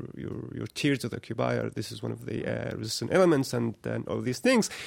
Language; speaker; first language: English; non-native, fluent; Arabic